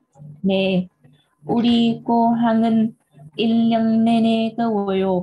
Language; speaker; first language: Korean; non-native, learner; Vietnamese